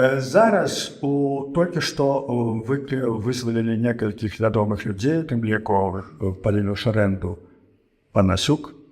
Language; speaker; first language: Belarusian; native; Belarusian